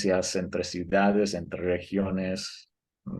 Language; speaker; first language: Spanish; early bilingual, heritage; Spanish